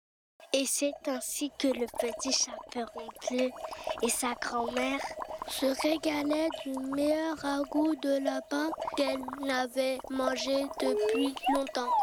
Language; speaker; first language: French; native; French